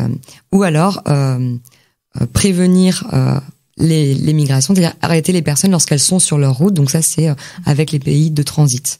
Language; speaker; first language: French; native; French